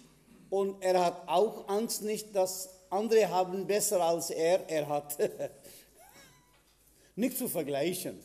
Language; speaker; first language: German; non-native, fluent; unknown